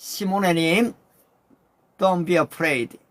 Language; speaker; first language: English; non-native, learner; Korean